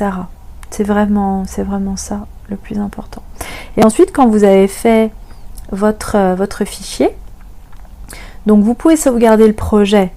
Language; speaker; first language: French; native; French